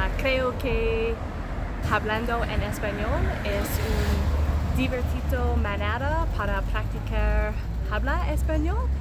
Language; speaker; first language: Spanish; non-native, learner; English